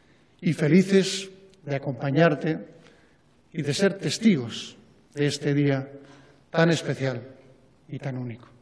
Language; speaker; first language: Spanish; native; Spanish